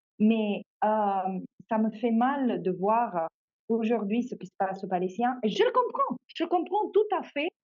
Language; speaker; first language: French; non-native, fluent; Italian